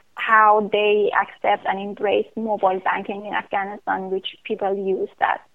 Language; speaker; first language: English; non-native, fluent; Persian